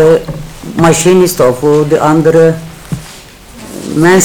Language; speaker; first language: Dutch; non-native, learner; Turkish